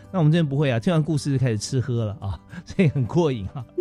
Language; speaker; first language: Chinese; native; Chinese